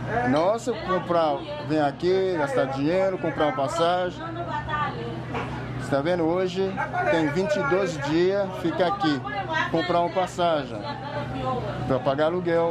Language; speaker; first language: Portuguese; non-native, learner; Haitian Creole